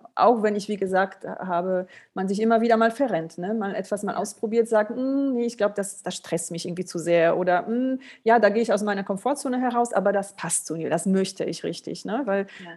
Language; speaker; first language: German; early bilingual, other home language; Polish